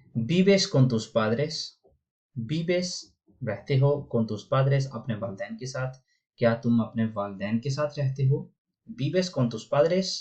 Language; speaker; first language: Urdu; non-native, local second language; Punjabi